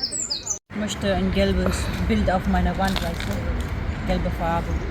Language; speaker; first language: German; non-native, learner; Filipino